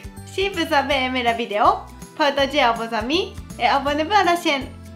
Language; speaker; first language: French; non-native, fluent; Japanese